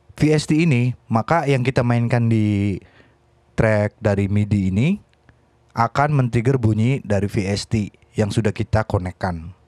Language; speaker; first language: Indonesian; native; Indonesian